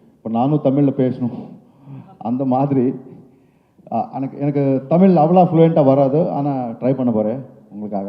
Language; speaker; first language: Tamil; non-native, learner; Telugu